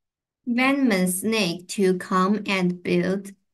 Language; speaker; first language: English; non-native, learner; Chinese